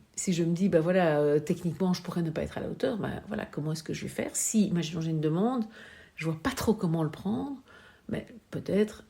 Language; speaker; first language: French; native; French